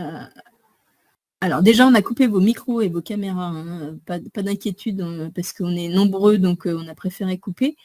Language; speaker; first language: French; native; French